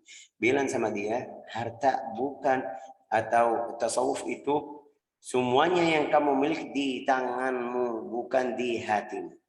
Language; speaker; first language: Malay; non-native, fluent; Arabic